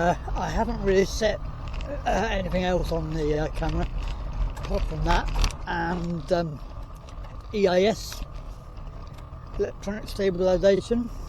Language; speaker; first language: English; native; English